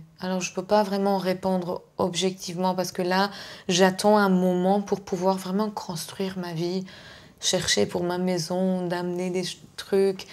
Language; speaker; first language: French; non-native, fluent; Persian